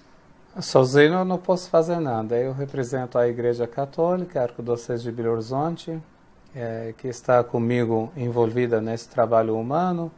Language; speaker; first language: Portuguese; non-native, fluent; Arabic